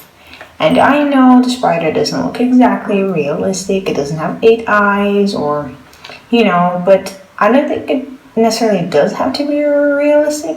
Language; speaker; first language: English; non-native, fluent; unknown